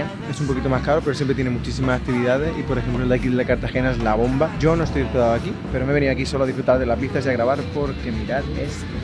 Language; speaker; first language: Spanish; native; Spanish